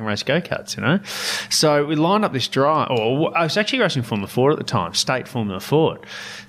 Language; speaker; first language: English; native; English